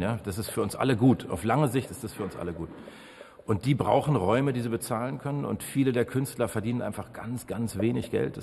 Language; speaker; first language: German; native; German